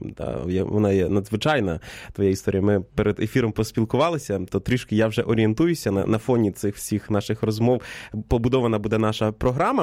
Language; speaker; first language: Ukrainian; native; Ukrainian